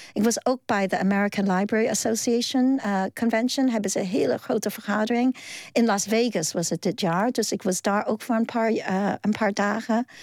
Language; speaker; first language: Dutch; non-native, fluent; Cantonese